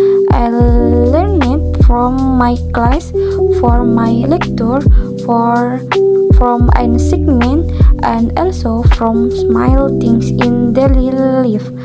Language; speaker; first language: English; non-native, learner; Indonesian